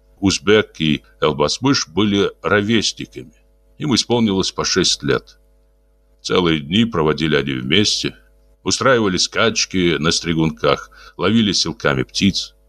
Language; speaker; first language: Russian; native; Russian